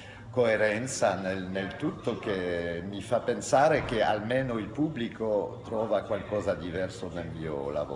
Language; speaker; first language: Italian; non-native, fluent; French